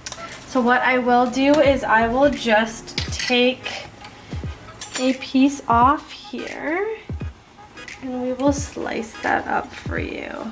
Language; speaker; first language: English; native; English